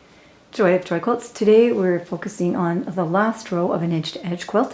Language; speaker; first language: English; native; English